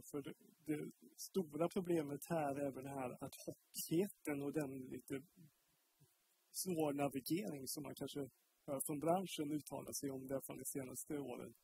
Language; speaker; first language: Swedish; native; Swedish